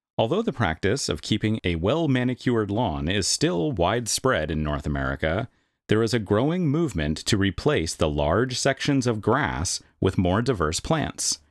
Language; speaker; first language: English; native; English